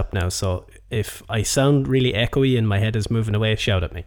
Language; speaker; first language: English; native; English